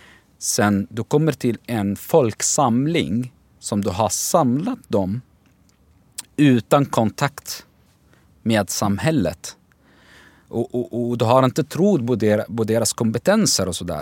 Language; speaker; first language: Swedish; non-native, fluent; Arabic